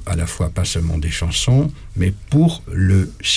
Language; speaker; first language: French; native; French